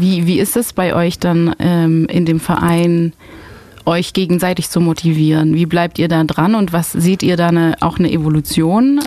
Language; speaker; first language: German; non-native, fluent; Dutch